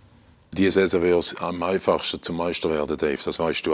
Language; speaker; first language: German; native; German